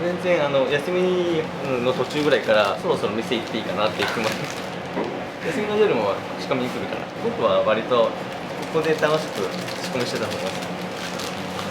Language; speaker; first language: Japanese; native; Japanese